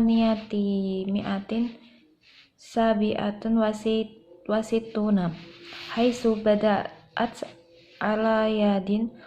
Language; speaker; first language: Arabic; non-native, learner; Indonesian